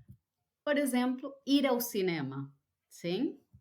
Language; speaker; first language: Portuguese; non-native, fluent; Spanish